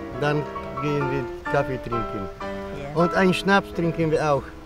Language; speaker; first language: German; non-native, learner; Polish